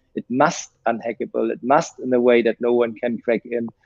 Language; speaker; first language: English; non-native, fluent; German